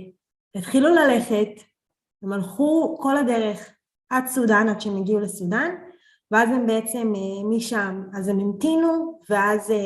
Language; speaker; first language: Hebrew; early bilingual, other home language; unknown